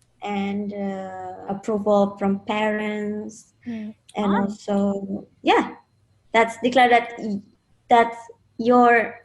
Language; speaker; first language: English; non-native, fluent; Indonesian